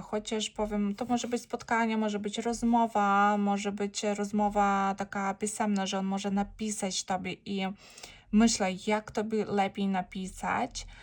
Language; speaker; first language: Polish; non-native, learner; Ukrainian